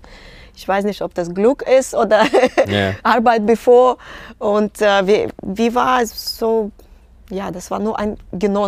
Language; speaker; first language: German; non-native, fluent; Russian